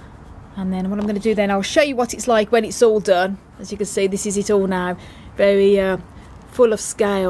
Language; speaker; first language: English; native; English